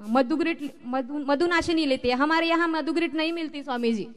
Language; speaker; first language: Hindi; non-native, local second language; Marathi